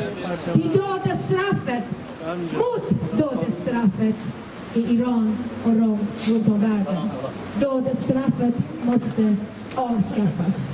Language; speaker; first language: Swedish; non-native, fluent; Persian